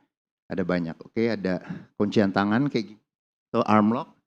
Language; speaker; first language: Indonesian; native; Indonesian